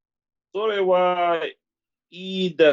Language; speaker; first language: Japanese; non-native, learner; English